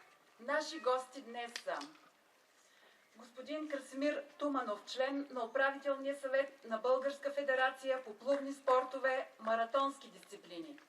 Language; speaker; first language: Bulgarian; native; Bulgarian